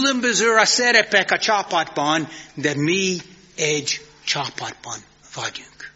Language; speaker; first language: Hungarian; non-native, fluent; English